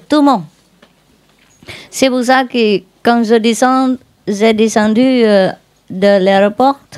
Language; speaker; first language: French; non-native, learner; Vietnamese